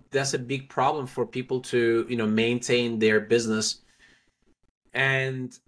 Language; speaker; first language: English; non-native, fluent; Turkish